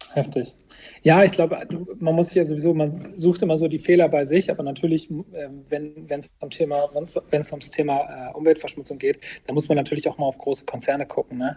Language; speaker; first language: German; native; German